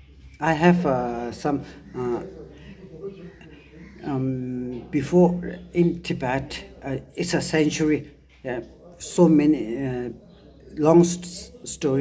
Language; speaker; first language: English; non-native, learner; Tibetan